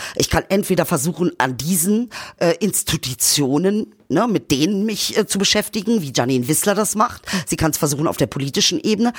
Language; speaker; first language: German; early bilingual, other home language; Turkish